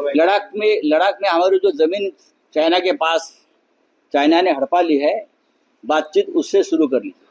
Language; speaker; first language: Hindi; non-native, local second language; Marathi